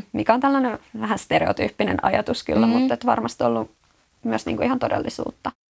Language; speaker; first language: Finnish; native; Finnish